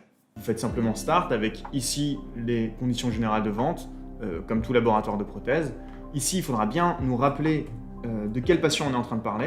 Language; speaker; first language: French; native; French